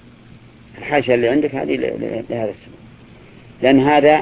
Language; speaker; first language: Arabic; native; Arabic